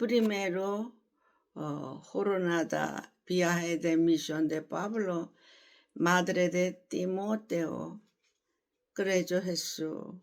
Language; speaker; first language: Spanish; non-native, learner; Korean